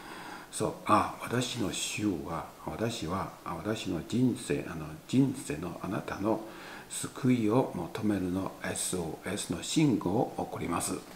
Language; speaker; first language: Japanese; non-native, learner; Chinese